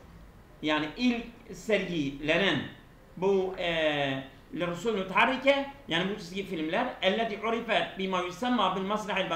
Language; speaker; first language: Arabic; non-native, fluent; Turkish